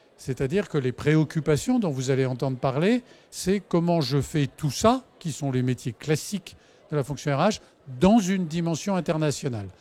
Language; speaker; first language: French; native; French